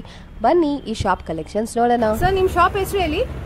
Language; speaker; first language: Kannada; native; Kannada